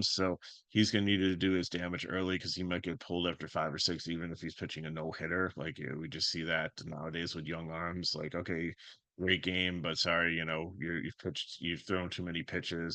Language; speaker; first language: English; native; English